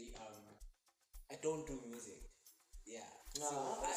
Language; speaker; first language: English; non-native, local second language; Zulu